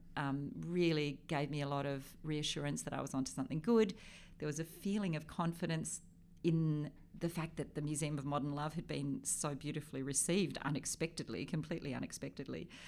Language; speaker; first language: English; native; English